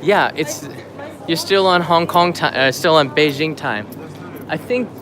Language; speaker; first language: English; native; English